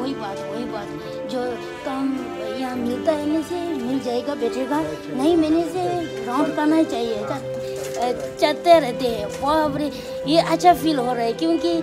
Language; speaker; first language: Hindi; non-native, local second language; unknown